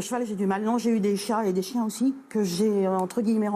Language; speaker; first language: French; native; French